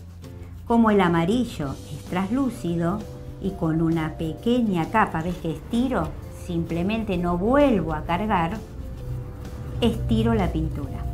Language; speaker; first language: Spanish; native; Spanish